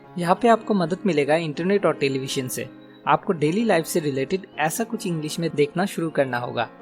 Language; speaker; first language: Hindi; native; Hindi